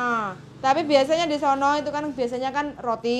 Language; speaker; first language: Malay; non-native, local second language; Javanese